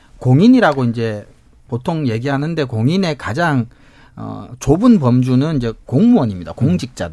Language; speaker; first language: Korean; native; Korean